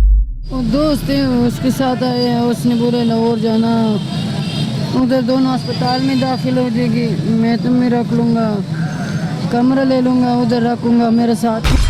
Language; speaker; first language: Hindi; non-native, local second language; Punjabi